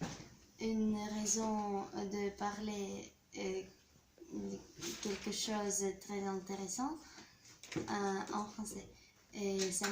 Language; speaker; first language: French; non-native, learner; Russian